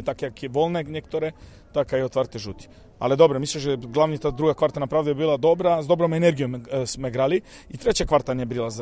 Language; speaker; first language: Polish; non-native, fluent; Serbian